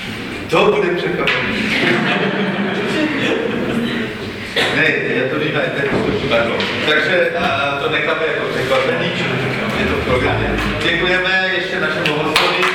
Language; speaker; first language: Czech; non-native, fluent; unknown